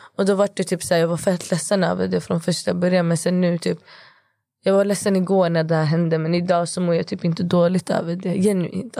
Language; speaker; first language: Swedish; early bilingual, other home language; Kurdish